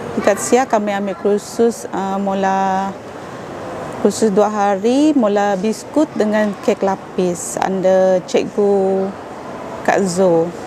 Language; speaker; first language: Malay; non-native, local second language; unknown